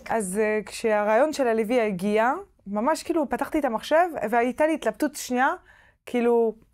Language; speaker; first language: Hebrew; non-native, fluent; French